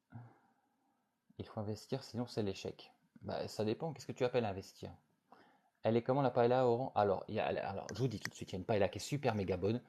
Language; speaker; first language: French; native; French